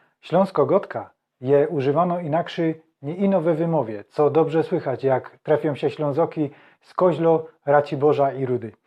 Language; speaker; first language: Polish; native; Polish